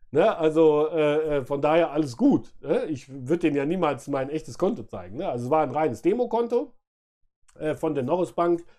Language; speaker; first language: German; native; German